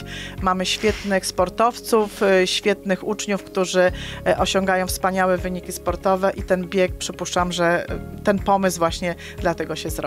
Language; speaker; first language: Polish; native; Polish